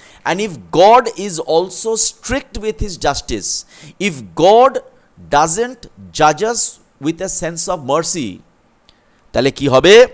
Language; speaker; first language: English; non-native, local second language; Bangla